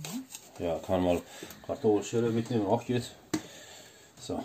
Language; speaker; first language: German; non-native, learner; Turkish